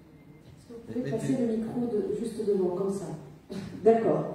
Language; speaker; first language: French; non-native, local second language; Arabic